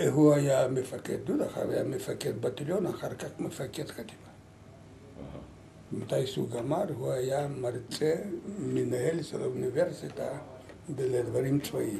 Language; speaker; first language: Hebrew; non-native, learner; Lithuanian